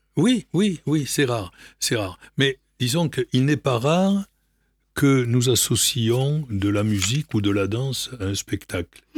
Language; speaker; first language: French; native; French